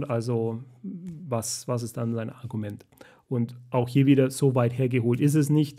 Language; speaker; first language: German; native; German